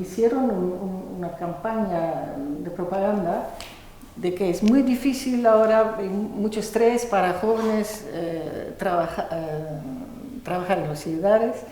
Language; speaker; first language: Spanish; non-native, fluent; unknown